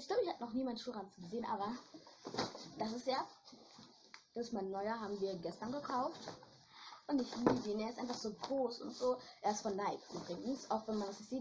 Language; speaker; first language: German; early bilingual, other home language; French